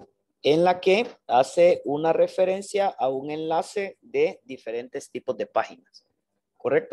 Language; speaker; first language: Spanish; native; Spanish